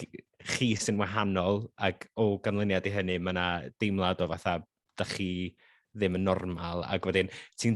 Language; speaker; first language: Welsh; native; Welsh